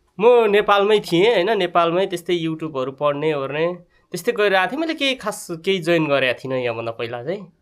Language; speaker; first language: Nepali; native; Nepali